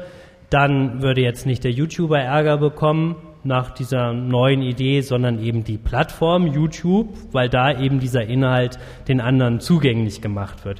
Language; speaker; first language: German; native; German